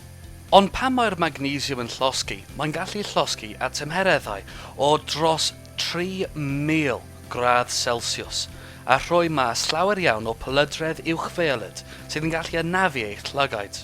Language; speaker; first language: Welsh; non-native, local second language; English